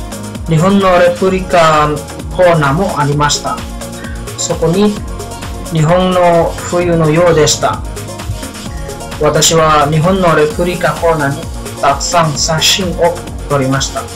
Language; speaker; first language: Japanese; non-native, learner; Indonesian